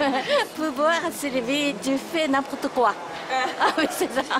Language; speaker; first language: French; non-native, learner; Japanese